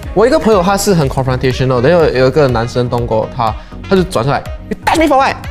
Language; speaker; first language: Chinese; non-native, local second language; English